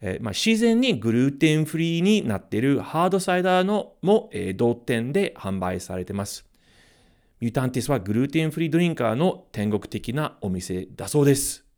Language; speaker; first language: Japanese; non-native, fluent; English